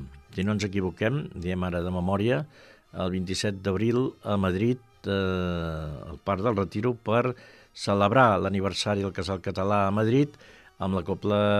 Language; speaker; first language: Catalan; native; Catalan